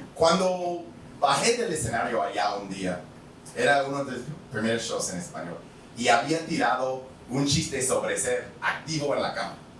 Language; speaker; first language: Spanish; non-native, fluent; English